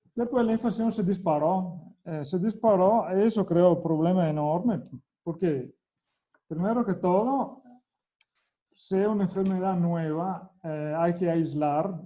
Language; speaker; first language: Spanish; non-native, fluent; Italian